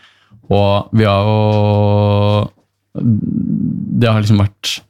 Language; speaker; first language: Norwegian; native; Norwegian